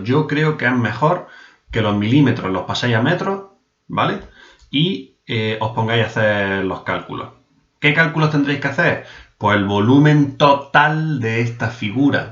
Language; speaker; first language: Spanish; native; Spanish